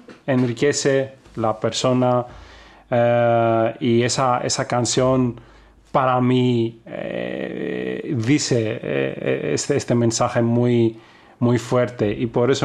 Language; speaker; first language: Spanish; non-native, fluent; Greek